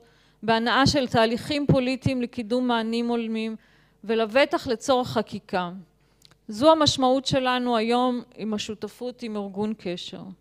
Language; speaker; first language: Hebrew; native; Hebrew